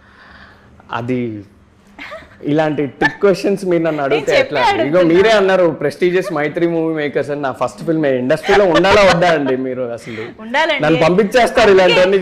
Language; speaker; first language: Telugu; native; Telugu